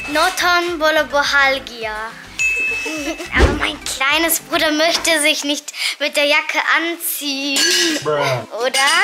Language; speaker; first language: German; early bilingual, other home language; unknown